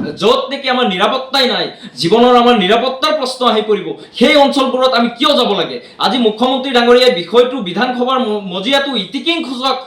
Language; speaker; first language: Assamese; non-native, local second language; Bangla